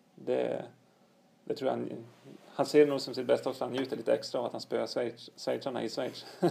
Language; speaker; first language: Swedish; native; Swedish